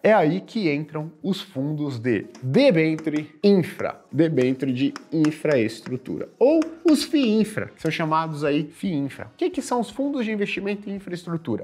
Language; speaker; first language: Portuguese; native; Portuguese